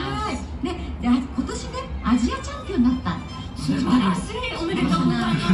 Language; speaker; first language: Japanese; native; Japanese